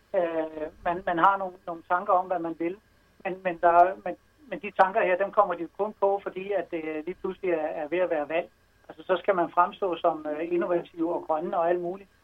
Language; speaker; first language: Danish; native; Danish